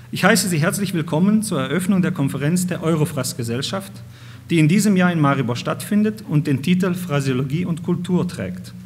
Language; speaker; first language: German; non-native, fluent; Slovenian